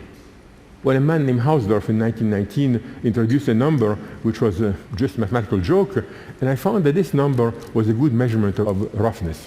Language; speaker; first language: English; non-native, fluent; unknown